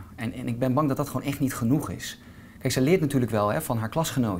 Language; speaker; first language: Dutch; native; Dutch